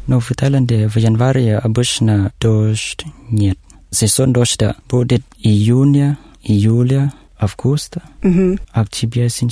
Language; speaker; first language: Russian; non-native, learner; Thai